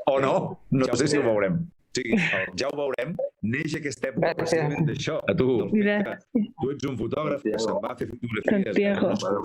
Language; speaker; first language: Catalan; native; Catalan